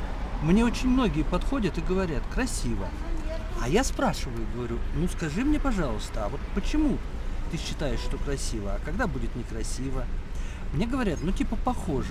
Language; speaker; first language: Russian; native; Russian